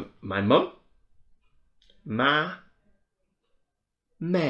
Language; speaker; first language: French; non-native, fluent; English